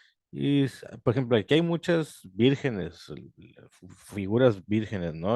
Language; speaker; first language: Spanish; native; Spanish